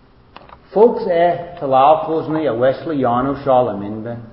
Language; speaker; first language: Hungarian; non-native, fluent; English